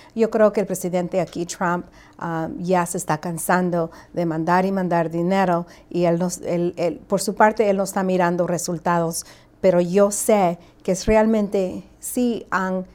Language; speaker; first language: Spanish; early bilingual, heritage; Spanish